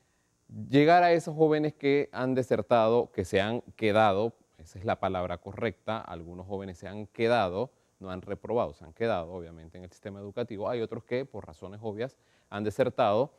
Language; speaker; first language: Spanish; native; Spanish